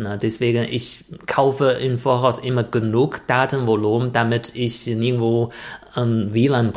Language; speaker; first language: German; non-native, fluent; Chinese